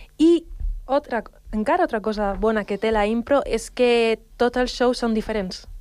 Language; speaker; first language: Catalan; non-native, local second language; Spanish